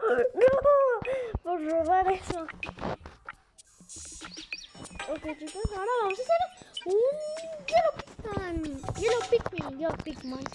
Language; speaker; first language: Spanish; early bilingual, heritage; Spanish